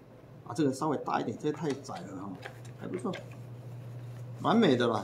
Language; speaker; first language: Chinese; native; Chinese